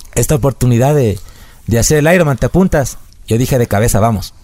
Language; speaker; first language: Spanish; native; Spanish